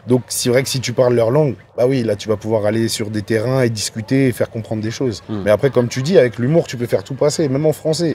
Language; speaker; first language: French; native; French